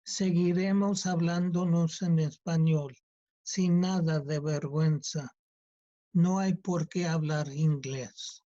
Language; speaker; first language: Spanish; early bilingual, other home language; English